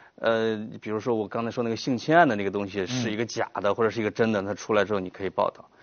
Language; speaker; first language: Chinese; native; Chinese